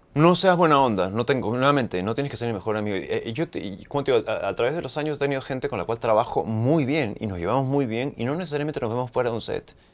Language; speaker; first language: Spanish; native; Spanish